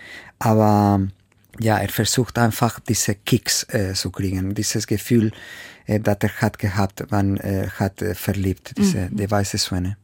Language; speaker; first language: German; non-native, fluent; Spanish